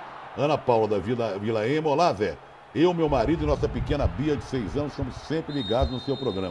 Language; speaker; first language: Portuguese; native; Portuguese